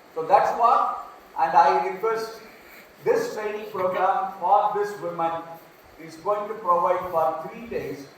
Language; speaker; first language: English; non-native, local second language; Tamil